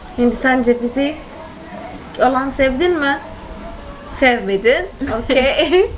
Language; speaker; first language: Turkish; non-native, fluent; Portuguese